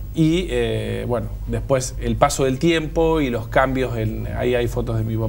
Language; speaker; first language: Spanish; native; Spanish